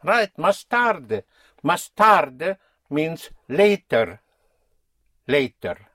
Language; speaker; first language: Spanish; non-native, fluent; English